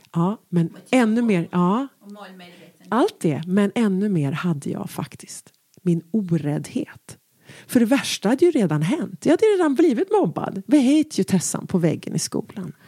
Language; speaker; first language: Swedish; native; Swedish